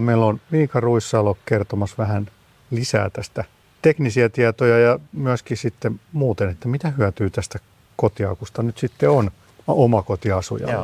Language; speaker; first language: Finnish; native; Finnish